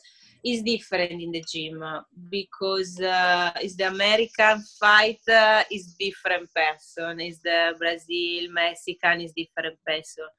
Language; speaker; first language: English; non-native, learner; Italian